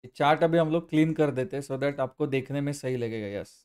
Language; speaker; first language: Hindi; non-native, local second language; Marathi